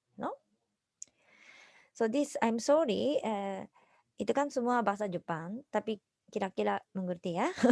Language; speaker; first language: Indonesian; non-native, fluent; Japanese